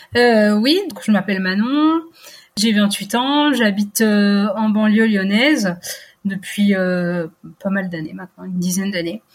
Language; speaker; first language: French; native; French